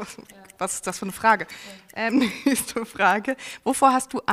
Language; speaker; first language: German; native; German